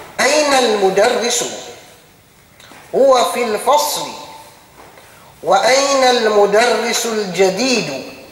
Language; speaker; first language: Arabic; non-native, fluent; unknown